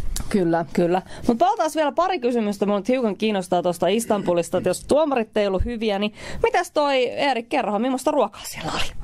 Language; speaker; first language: Finnish; native; Finnish